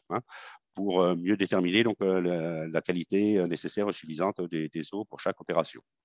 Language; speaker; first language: French; native; French